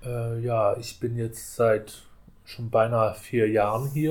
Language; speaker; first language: German; native; German